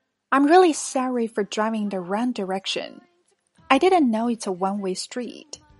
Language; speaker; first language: English; non-native, fluent; Chinese